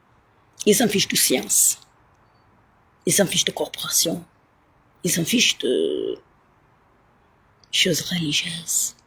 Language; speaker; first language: French; non-native, learner; Italian